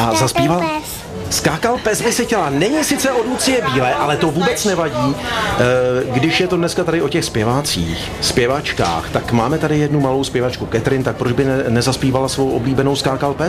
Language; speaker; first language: Czech; native; Czech